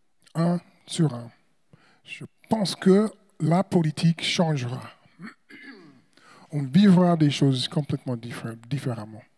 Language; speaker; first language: French; non-native, fluent; English